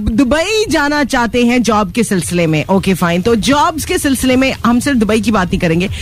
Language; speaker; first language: Urdu; native; Urdu